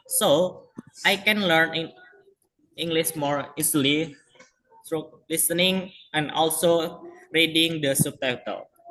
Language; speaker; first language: English; non-native, learner; Indonesian